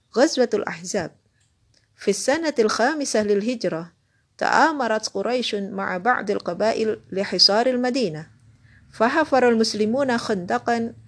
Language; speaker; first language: Arabic; non-native, learner; Indonesian